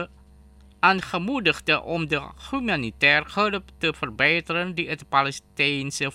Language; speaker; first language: Dutch; non-native, fluent; Indonesian